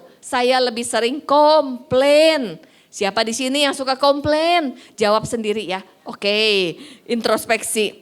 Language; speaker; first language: Indonesian; native; Indonesian